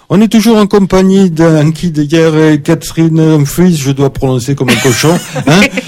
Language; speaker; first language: French; native; French